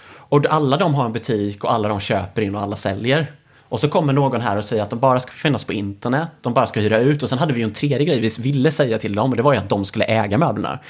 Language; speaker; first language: Swedish; native; Swedish